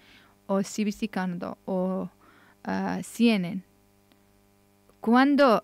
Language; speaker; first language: Spanish; non-native, learner; Persian